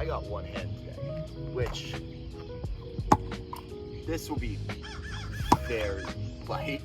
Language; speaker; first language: English; native; English